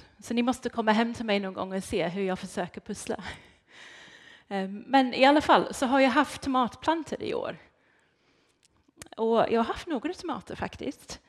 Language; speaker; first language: Swedish; non-native, fluent; English